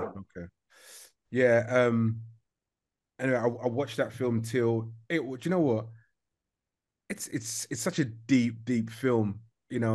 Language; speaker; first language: English; native; English